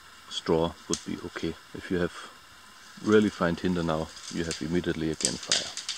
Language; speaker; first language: English; non-native, fluent; German